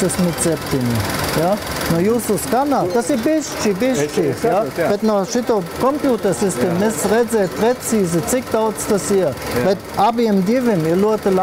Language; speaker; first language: Latvian; non-native, learner; German